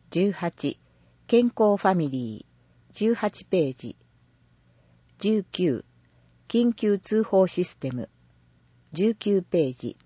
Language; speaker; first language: Japanese; native; Japanese